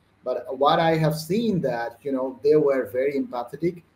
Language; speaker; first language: English; non-native, local second language; Bangla